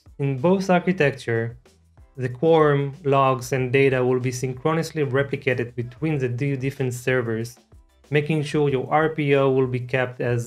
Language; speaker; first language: English; non-native, fluent; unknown